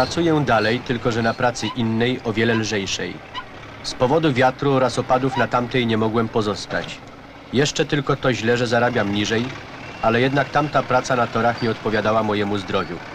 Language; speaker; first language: Polish; native; Polish